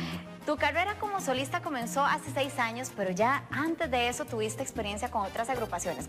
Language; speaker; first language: Spanish; native; Spanish